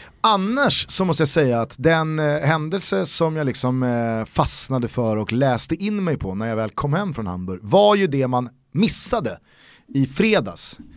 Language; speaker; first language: Swedish; native; Swedish